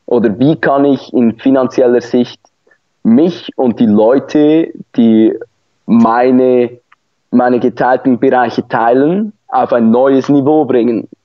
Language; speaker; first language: German; native; German